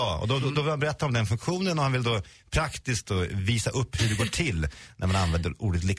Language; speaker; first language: Swedish; native; Swedish